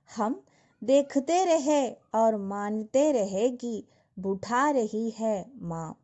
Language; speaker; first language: Hindi; non-native, local second language; Malayalam